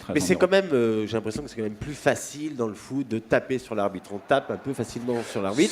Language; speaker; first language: French; native; French